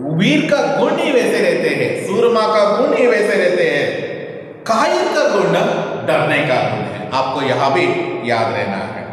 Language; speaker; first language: Hindi; non-native, local second language; Kannada